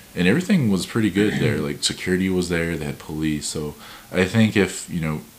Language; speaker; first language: English; native; English